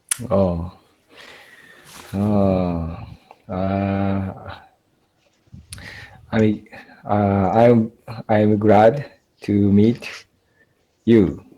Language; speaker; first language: English; non-native, learner; Japanese